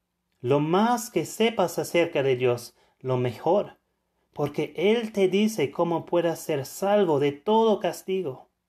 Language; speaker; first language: Spanish; non-native, fluent; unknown